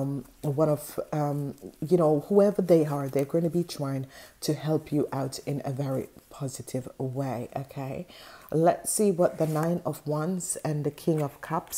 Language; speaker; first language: English; non-native, fluent; Dutch